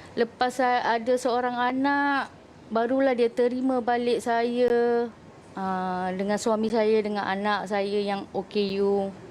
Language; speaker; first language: Malay; non-native, local second language; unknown